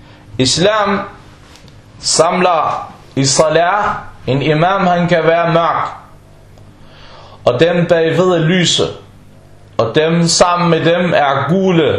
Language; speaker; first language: Danish; non-native, fluent; Arabic